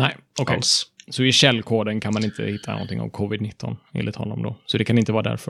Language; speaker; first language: Swedish; native; Swedish